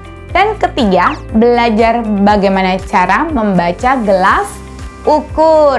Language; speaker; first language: Indonesian; native; Indonesian